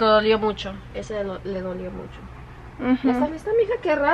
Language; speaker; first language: Spanish; native; Spanish